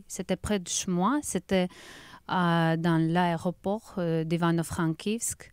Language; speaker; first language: French; non-native, learner; Ukrainian